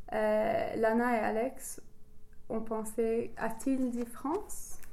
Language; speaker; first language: French; non-native, learner; English